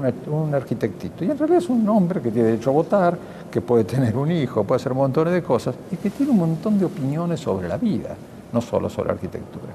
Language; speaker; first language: Spanish; native; Spanish